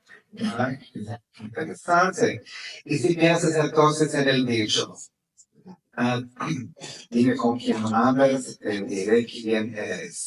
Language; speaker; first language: Spanish; non-native, fluent; Portuguese